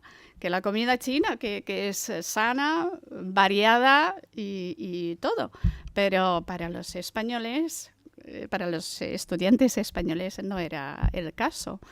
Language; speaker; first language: Spanish; non-native, fluent; Chinese